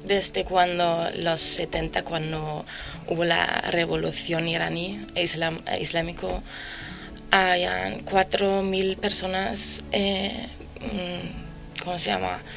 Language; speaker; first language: Spanish; non-native, fluent; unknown